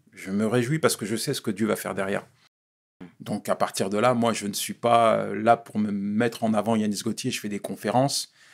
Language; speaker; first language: French; native; French